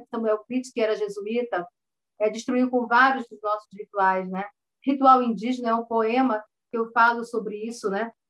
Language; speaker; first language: Portuguese; native; Portuguese